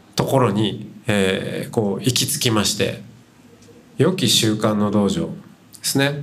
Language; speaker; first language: Japanese; native; Japanese